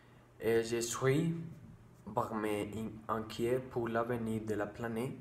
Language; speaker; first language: French; non-native, learner; Spanish